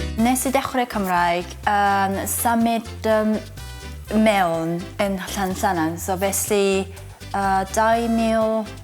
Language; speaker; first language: Welsh; non-native, learner; Japanese